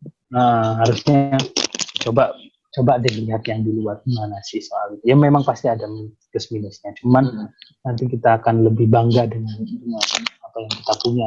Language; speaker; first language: Indonesian; native; Indonesian